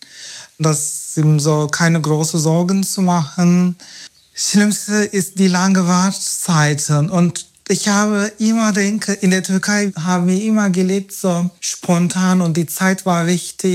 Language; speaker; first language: German; non-native, learner; Turkish